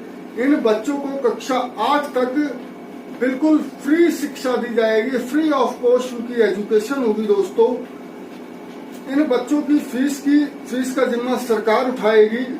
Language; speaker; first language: Hindi; native; Hindi